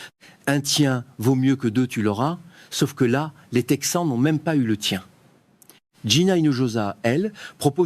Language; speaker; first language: French; native; French